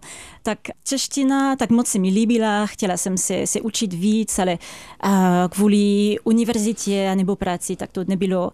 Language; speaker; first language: Czech; non-native, fluent; French